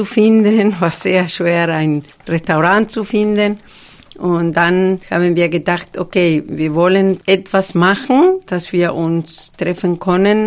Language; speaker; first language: German; non-native, fluent; Spanish